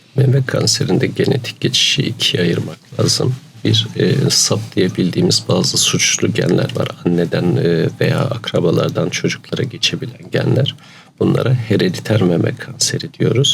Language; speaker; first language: Turkish; native; Turkish